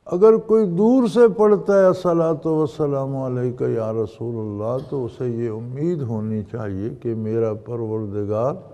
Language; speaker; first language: Urdu; non-native, local second language; Punjabi